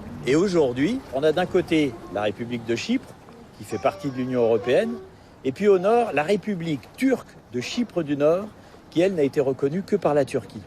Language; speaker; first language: French; native; French